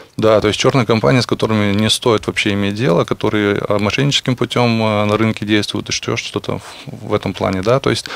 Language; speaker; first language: Russian; native; Russian